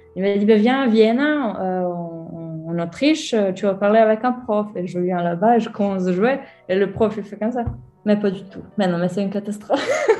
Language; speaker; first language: French; non-native, learner; Croatian